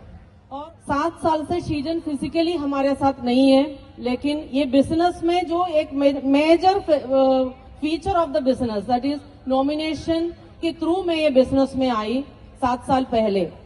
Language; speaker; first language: Hindi; non-native, local second language; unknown